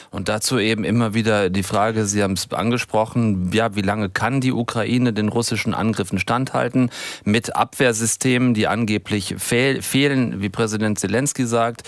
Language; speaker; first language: German; native; German